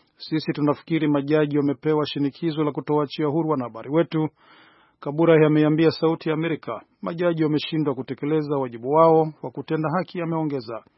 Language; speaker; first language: Swahili; non-native, local second language; Rundi